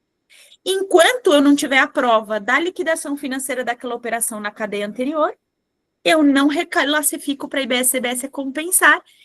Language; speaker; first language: Portuguese; native; Portuguese